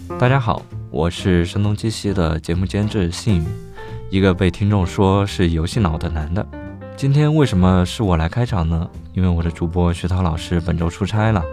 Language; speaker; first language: Chinese; native; Chinese